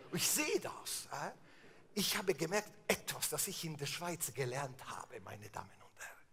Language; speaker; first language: German; non-native, fluent; Italian